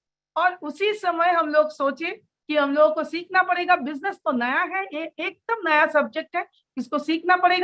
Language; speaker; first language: Hindi; non-native, local second language; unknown